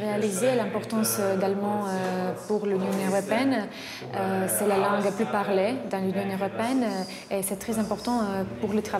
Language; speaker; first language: French; non-native, fluent; Croatian